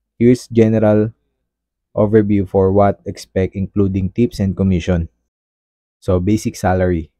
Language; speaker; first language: English; non-native, local second language; Filipino